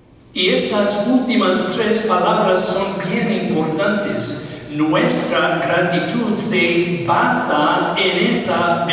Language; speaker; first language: Spanish; non-native, fluent; English